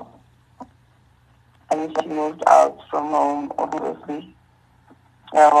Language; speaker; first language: English; non-native, local second language; Zulu